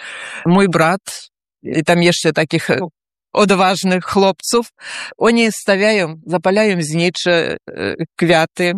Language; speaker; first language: Polish; early bilingual, heritage; Polish